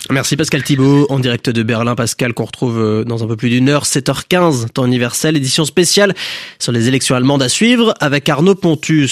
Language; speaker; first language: French; native; French